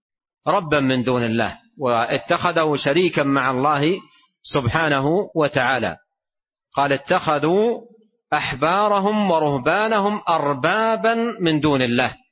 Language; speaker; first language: Arabic; native; Arabic